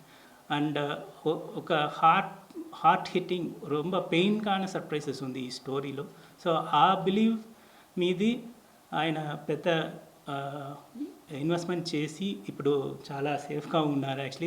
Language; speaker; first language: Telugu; non-native, learner; Tamil